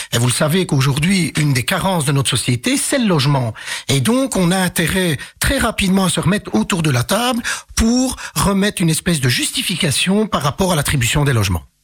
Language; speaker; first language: French; early bilingual, other home language; Arabic